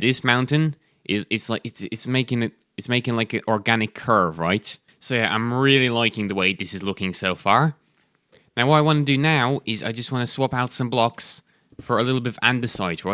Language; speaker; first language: English; native; English